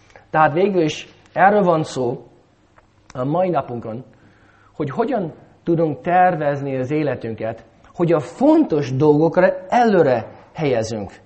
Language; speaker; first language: Hungarian; non-native, fluent; English